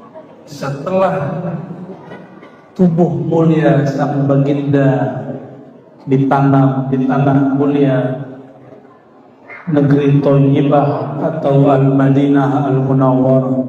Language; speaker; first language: Indonesian; native; Indonesian